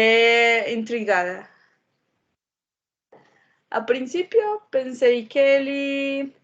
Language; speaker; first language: Portuguese; non-native, learner; Spanish